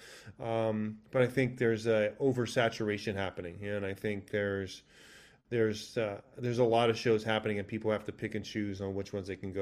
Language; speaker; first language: English; native; English